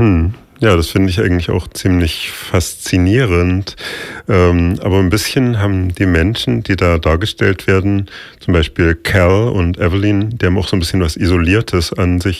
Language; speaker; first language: German; native; German